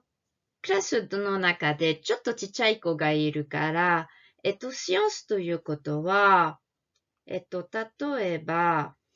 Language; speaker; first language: Japanese; non-native, fluent; French